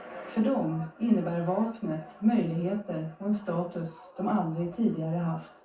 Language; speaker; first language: Swedish; native; Swedish